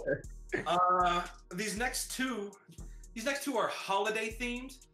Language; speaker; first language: English; native; English